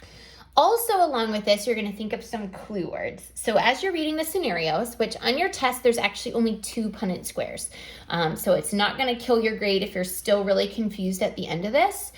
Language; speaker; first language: English; native; English